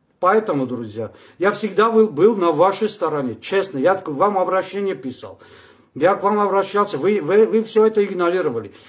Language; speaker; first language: Russian; non-native, local second language; Armenian